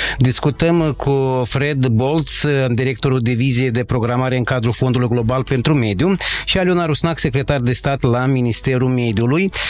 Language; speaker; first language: Romanian; native; Romanian